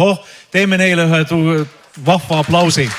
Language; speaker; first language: Estonian; native; Estonian